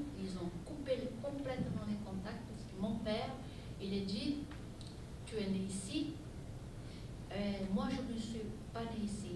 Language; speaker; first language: French; non-native, fluent; Portuguese